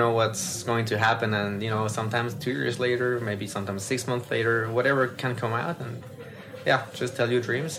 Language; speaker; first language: English; non-native, fluent; French